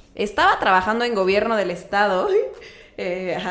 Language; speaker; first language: Spanish; native; Spanish